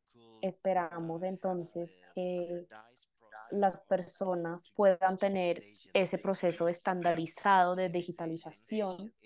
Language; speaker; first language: Spanish; non-native, fluent; Indonesian